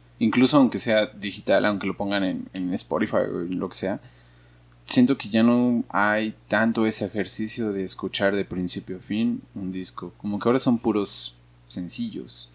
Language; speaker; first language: Spanish; native; Spanish